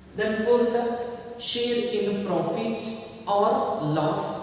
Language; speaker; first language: English; non-native, local second language; Kannada